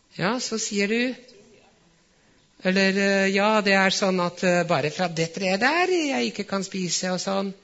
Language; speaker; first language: Norwegian; non-native, fluent; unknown